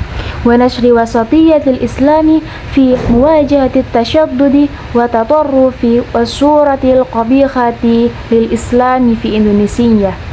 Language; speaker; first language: Arabic; non-native, learner; Indonesian